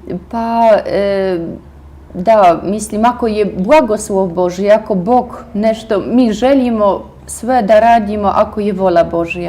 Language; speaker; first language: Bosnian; non-native, fluent; Russian